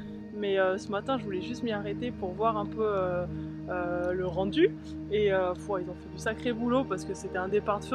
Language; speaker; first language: French; native; French